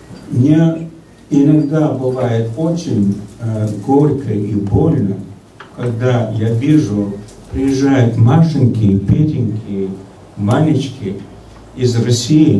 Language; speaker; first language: Russian; early bilingual, heritage; Russian